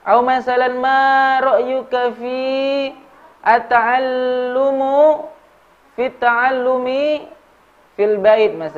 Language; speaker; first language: Arabic; non-native, learner; Indonesian